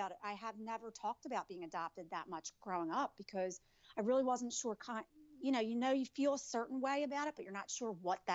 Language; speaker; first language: English; native; English